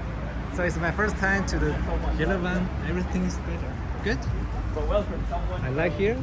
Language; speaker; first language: English; non-native, learner; Chinese